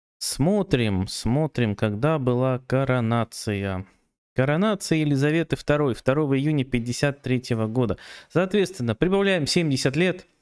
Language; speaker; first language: Russian; native; Russian